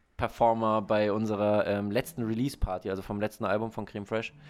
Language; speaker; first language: German; native; German